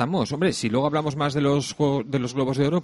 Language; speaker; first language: Spanish; native; Spanish